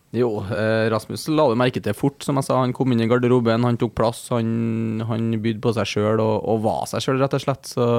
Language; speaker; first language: Norwegian; native; Norwegian